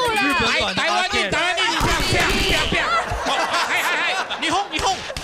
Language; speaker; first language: Chinese; native; Chinese